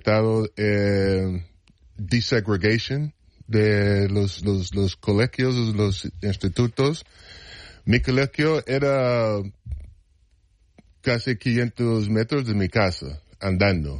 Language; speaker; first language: Spanish; non-native, fluent; English